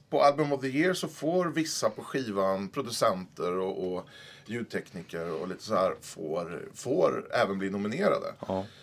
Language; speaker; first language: Swedish; native; Swedish